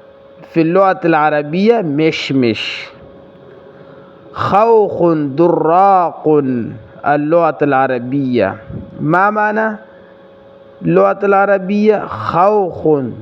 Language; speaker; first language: Arabic; non-native, learner; Pashto